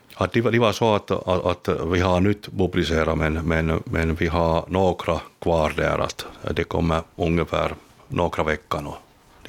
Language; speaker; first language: Swedish; non-native, local second language; Finnish